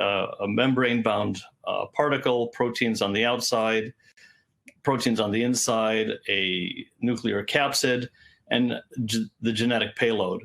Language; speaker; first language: English; native; English